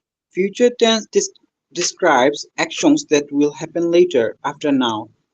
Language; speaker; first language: English; non-native, local second language; Bangla